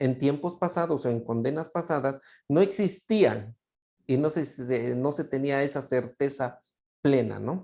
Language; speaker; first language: Spanish; native; Spanish